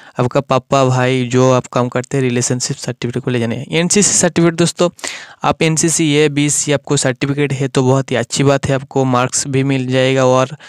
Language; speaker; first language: Hindi; non-native, local second language; Bangla